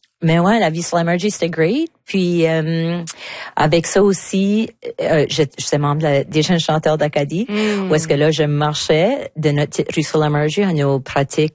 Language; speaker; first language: French; native; French